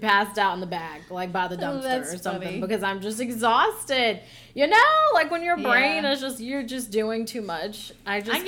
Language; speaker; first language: English; native; English